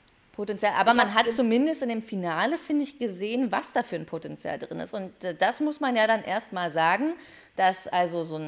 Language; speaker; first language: German; native; German